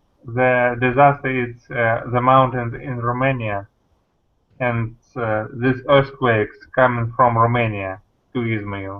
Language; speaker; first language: English; non-native, learner; Russian